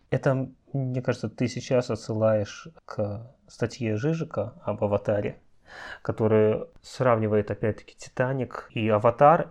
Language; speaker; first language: Russian; native; Russian